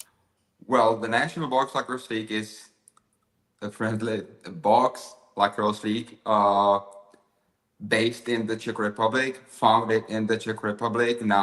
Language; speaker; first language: English; non-native, fluent; Czech